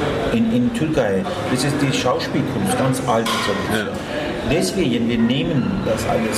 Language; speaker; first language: German; non-native, learner; Turkish